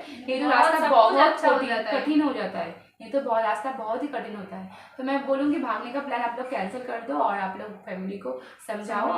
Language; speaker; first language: Hindi; non-native, local second language; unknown